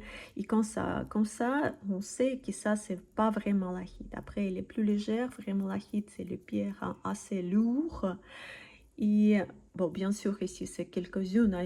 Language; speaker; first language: French; non-native, learner; Russian